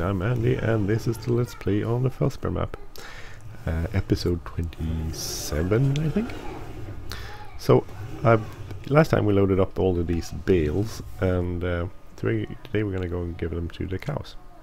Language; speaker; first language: English; non-native, fluent; Swedish